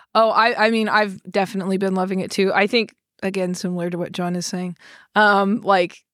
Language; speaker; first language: English; native; English